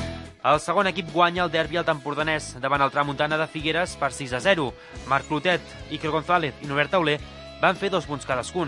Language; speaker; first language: Catalan; native; Catalan